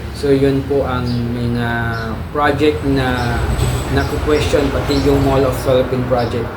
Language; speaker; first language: Filipino; non-native, local second language; Cebuano